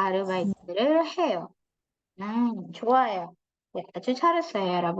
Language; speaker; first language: Korean; non-native, fluent; Indonesian